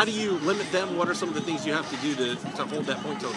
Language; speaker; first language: English; native; English